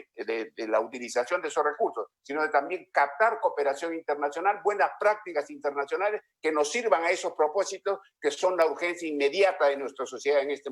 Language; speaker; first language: Spanish; native; Spanish